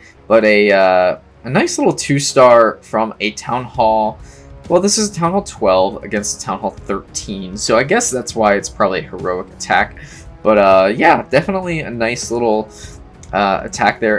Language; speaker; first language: English; native; English